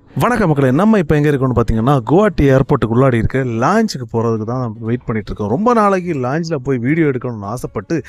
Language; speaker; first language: Tamil; native; Tamil